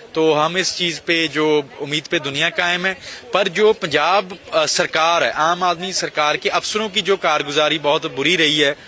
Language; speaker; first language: Hindi; non-native, local second language; Punjabi